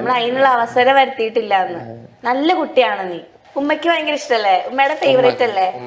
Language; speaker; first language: Malayalam; native; Malayalam